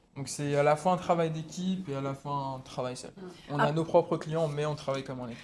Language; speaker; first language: French; native; French